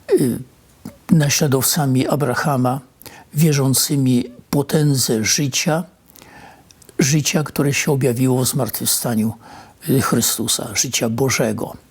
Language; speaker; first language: Polish; native; Polish